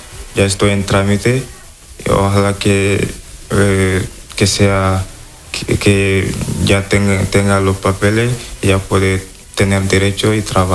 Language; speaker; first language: Spanish; non-native, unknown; Wolof